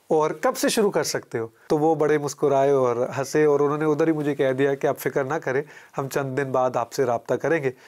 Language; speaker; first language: Urdu; native; Urdu